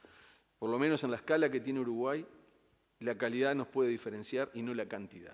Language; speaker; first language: Spanish; native; Spanish